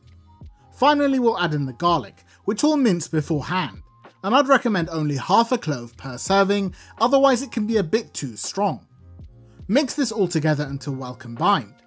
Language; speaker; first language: English; native; English